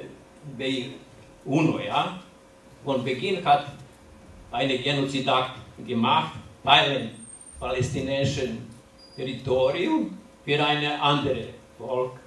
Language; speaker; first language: German; non-native, learner; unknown